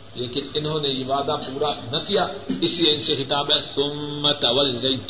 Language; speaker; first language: Urdu; non-native, local second language; Punjabi